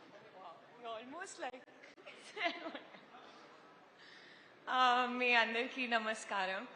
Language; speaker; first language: Telugu; non-native, learner; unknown